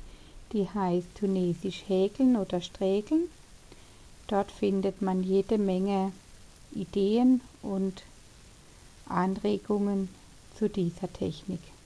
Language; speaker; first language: German; native; German